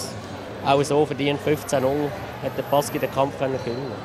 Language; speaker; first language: German; native; German